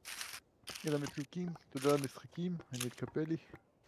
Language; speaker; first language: Hebrew; native; Hebrew